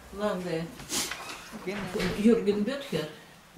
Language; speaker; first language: German; non-native, fluent; Russian